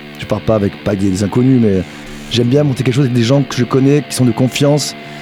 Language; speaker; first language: French; native; French